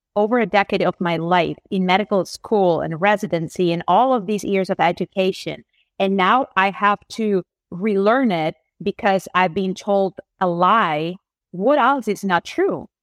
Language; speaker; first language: English; non-native, fluent; Spanish